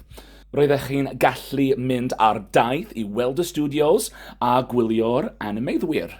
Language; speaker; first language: Welsh; non-native, fluent; English